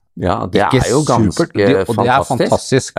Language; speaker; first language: Norwegian; native; Norwegian